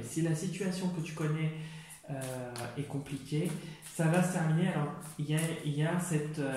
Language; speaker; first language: French; native; French